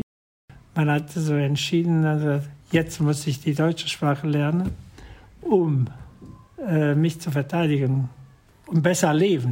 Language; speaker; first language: German; non-native, fluent; Italian